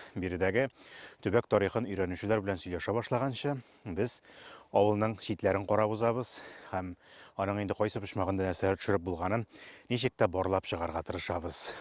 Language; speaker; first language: Tatar; native; Tatar